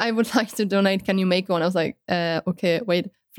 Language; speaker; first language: English; non-native, fluent; German